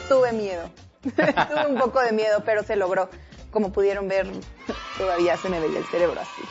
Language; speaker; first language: Spanish; native; Spanish